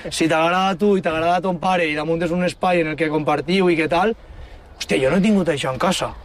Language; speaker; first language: Catalan; native; Catalan